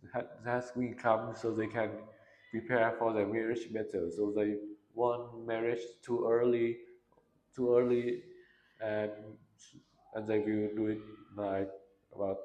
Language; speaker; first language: English; non-native, learner; Vietnamese